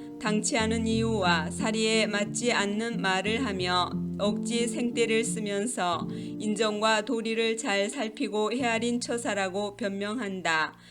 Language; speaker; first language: Korean; native; Korean